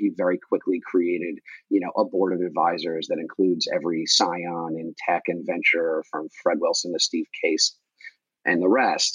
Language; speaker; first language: English; native; English